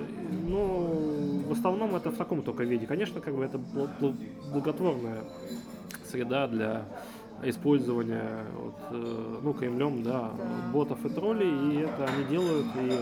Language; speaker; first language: Russian; native; Russian